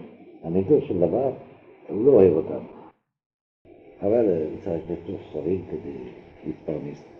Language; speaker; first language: Hebrew; non-native, fluent; French